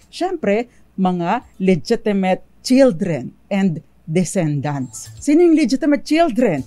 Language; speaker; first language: Filipino; native; Filipino